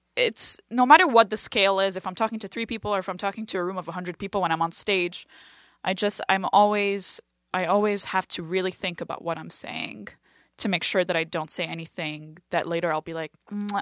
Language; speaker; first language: English; non-native, fluent; French